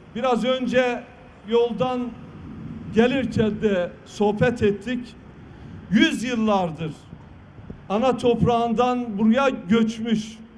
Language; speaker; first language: Turkish; non-native, local second language; Kurdish